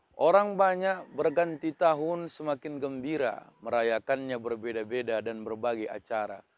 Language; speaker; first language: Malay; native; Malay